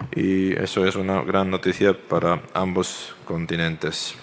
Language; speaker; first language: Spanish; non-native, fluent; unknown